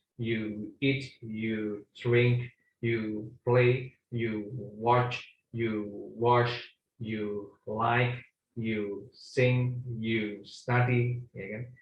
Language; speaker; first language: English; non-native, fluent; Indonesian